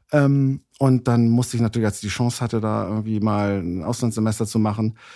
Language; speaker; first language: German; native; German